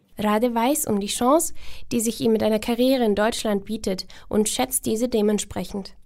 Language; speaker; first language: German; native; German